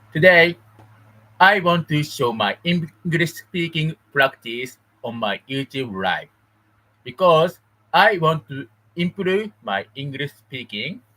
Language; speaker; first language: English; non-native, learner; Japanese